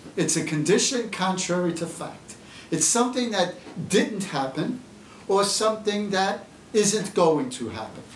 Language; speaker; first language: English; native; English